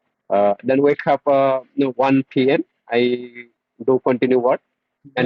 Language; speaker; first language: English; non-native, learner; Bangla